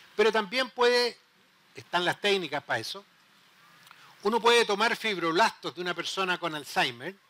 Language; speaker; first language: Spanish; native; Spanish